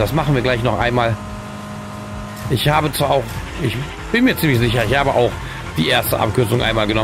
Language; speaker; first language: German; native; German